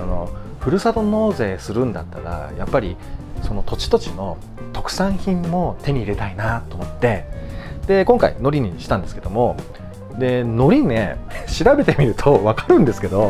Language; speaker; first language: Japanese; native; Japanese